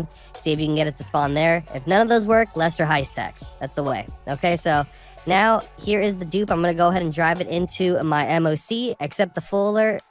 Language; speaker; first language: English; native; English